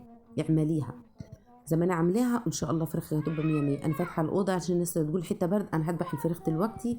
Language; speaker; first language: Arabic; native; Arabic